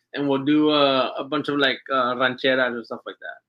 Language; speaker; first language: English; early bilingual, other home language; Spanish